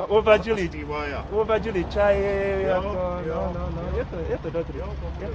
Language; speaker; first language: Czech; non-native, learner; English